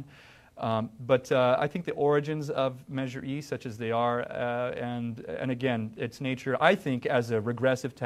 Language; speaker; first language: English; native; English